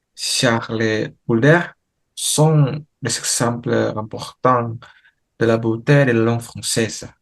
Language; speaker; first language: French; non-native, learner; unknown